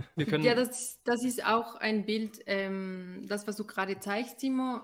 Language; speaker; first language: German; non-native, fluent; Spanish